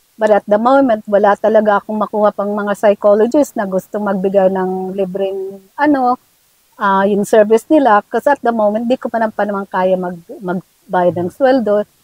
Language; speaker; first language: Filipino; non-native, local second language; Bikol